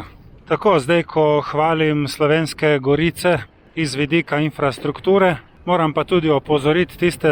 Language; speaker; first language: Slovenian; native; Slovenian